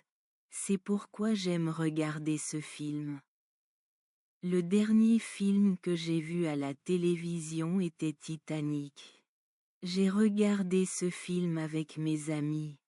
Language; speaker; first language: French; non-native, learner; Bangla